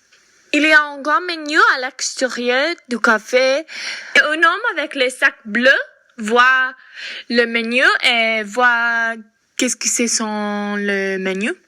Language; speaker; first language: French; non-native, learner; English